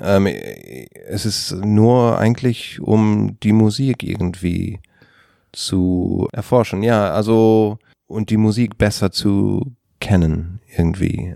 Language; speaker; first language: German; non-native, fluent; English